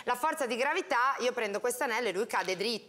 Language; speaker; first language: Italian; native; Italian